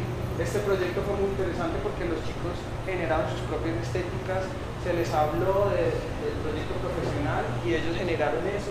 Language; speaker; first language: Spanish; native; Spanish